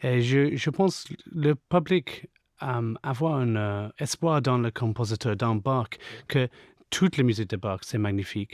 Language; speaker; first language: French; non-native, fluent; English